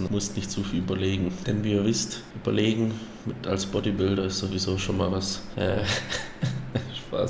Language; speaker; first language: German; native; German